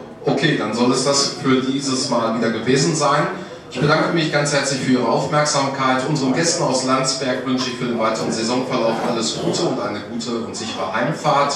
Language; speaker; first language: German; native; German